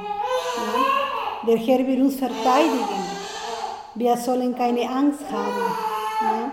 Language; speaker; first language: German; non-native, fluent; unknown